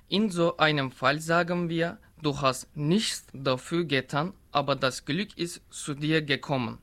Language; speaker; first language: German; non-native, learner; Turkish